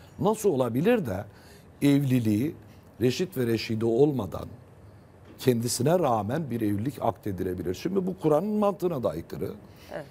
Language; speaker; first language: Turkish; native; Turkish